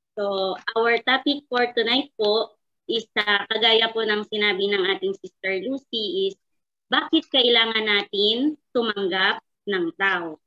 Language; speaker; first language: Filipino; native; Filipino